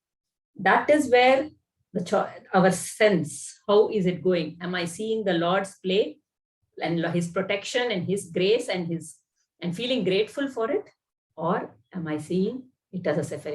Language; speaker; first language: English; non-native, local second language; Kannada